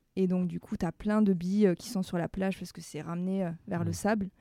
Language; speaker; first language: French; native; French